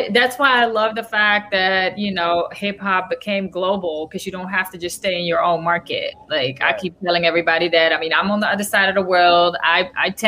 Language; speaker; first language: English; non-native, fluent; Dutch